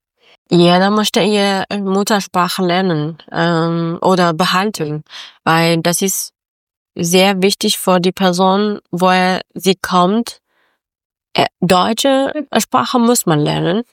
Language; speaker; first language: German; non-native, learner; Persian